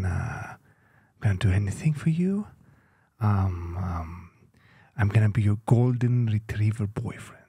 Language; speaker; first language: English; non-native, fluent; Greek